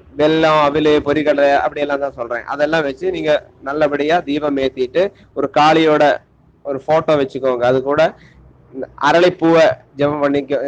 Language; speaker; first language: Tamil; non-native, local second language; Malayalam